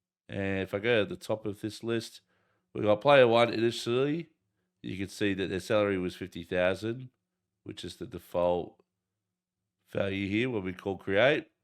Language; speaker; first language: English; native; English